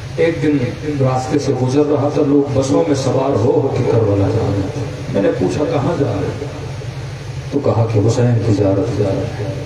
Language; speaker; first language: Urdu; non-native, local second language; Sindhi